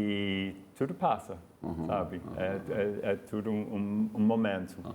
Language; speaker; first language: Portuguese; non-native, fluent; English